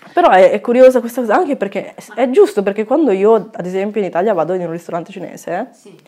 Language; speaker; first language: Italian; early bilingual, other home language; Chinese